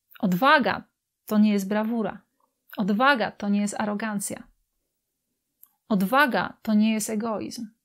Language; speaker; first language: Polish; native; Polish